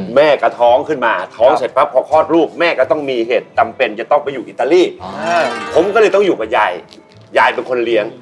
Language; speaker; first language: Thai; native; Thai